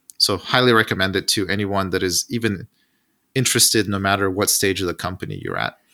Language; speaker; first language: English; non-native, fluent; Russian